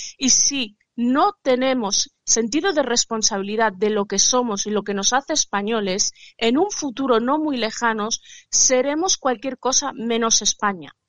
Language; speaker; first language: Spanish; early bilingual, other home language; Arabic